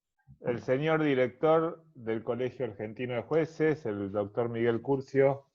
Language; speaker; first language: Spanish; native; Spanish